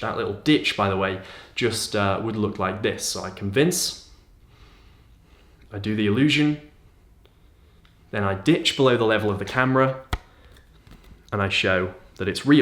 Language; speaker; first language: English; native; English